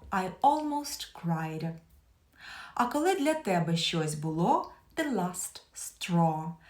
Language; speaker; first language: Ukrainian; native; Ukrainian